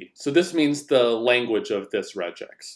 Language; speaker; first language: English; native; English